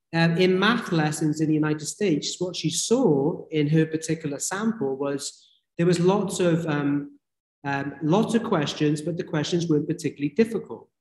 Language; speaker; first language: English; native; English